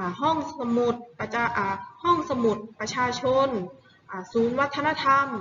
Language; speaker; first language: Thai; native; Thai